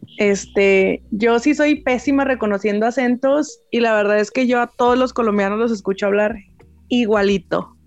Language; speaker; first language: Spanish; native; Spanish